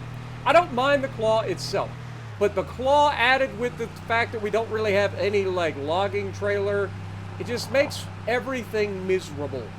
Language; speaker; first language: English; native; English